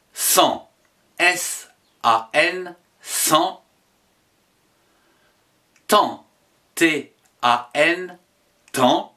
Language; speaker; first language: French; native; French